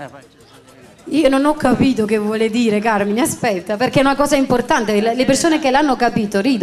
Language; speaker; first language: Italian; native; Italian